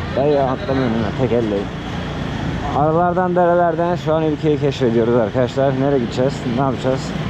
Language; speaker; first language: Turkish; native; Turkish